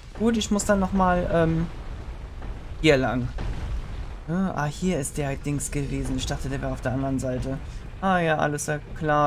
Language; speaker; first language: German; native; German